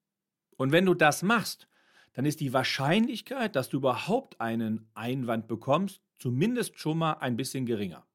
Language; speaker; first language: German; native; German